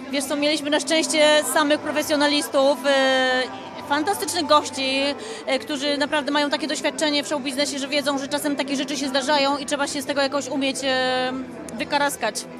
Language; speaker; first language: Polish; native; Polish